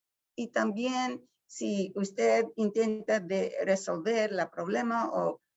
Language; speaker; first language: Spanish; early bilingual, heritage; Spanish